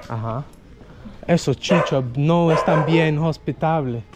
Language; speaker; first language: Spanish; non-native, fluent; English